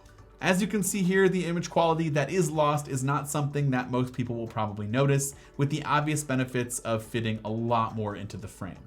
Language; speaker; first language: English; native; English